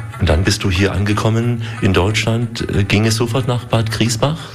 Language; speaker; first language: German; native; German